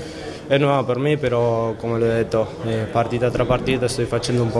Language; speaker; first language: Italian; non-native, learner; Spanish